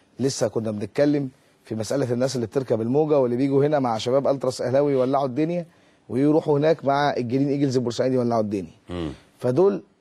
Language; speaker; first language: Arabic; native; Arabic